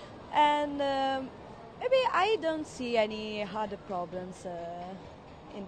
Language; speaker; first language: English; non-native, fluent; Italian